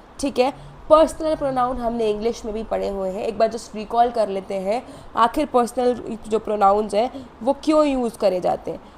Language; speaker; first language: Hindi; native; Hindi